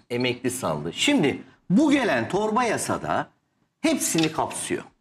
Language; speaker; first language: Turkish; native; Turkish